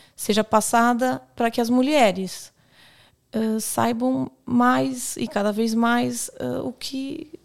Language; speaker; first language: Portuguese; native; Portuguese